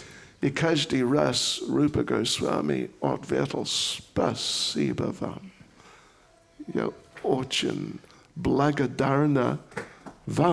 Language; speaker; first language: Russian; non-native, learner; English